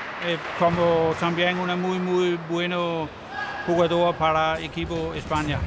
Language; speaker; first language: Spanish; non-native, learner; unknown